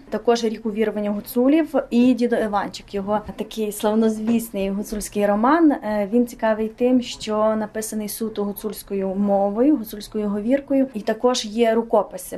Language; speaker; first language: Ukrainian; native; Ukrainian